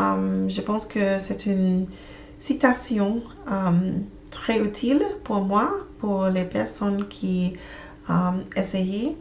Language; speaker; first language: French; non-native, learner; English